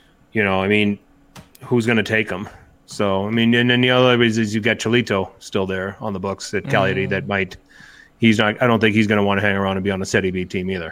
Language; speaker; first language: English; native; English